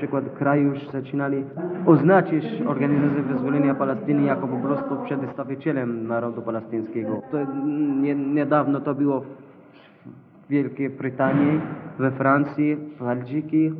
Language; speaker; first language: Polish; non-native, learner; Arabic